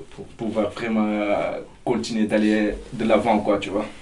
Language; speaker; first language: French; non-native, local second language; Fula